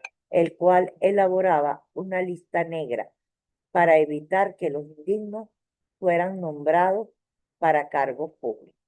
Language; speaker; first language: Spanish; native; Spanish